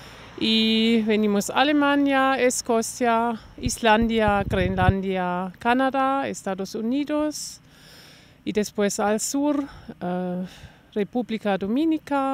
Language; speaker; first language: Spanish; non-native, learner; German